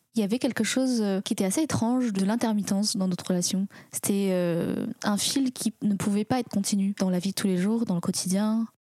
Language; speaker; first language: French; early bilingual, other home language; Chinese